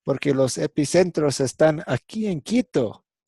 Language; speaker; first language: Spanish; non-native, fluent; English